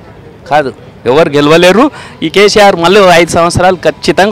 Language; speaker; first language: Telugu; native; Telugu